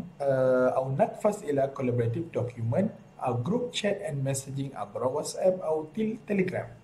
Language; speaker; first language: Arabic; non-native, fluent; Malay